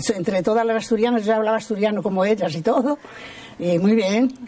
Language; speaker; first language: Spanish; native; Spanish